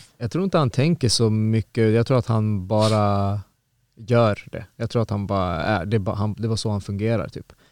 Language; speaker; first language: Swedish; native; Swedish